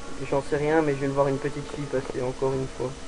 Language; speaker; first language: French; native; French